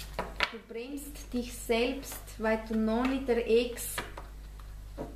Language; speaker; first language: German; non-native, fluent; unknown